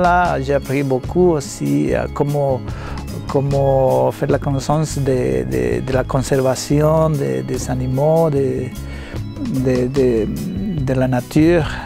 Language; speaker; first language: French; non-native, learner; Spanish